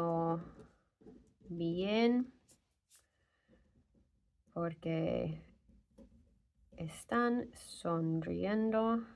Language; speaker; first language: Spanish; non-native, fluent; English